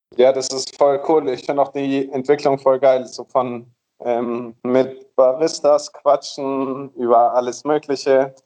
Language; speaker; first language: German; native; German